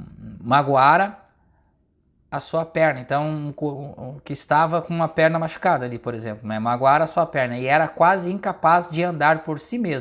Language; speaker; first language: Portuguese; native; Portuguese